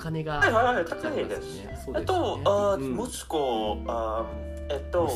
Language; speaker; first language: Japanese; non-native, learner; English